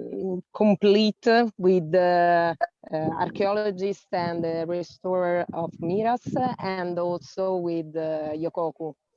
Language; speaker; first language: English; non-native, learner; Italian